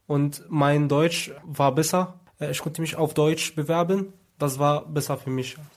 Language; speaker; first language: German; non-native, fluent; Arabic